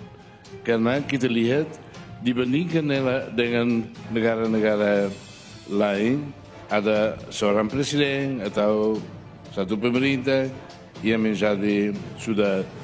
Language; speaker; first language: Indonesian; non-native, fluent; Tetum